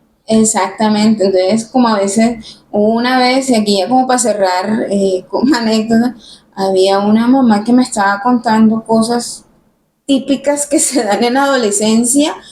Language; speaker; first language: Spanish; native; Spanish